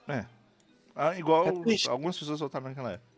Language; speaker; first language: Portuguese; native; Portuguese